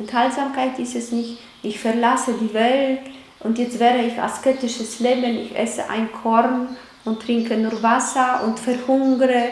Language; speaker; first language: German; non-native, fluent; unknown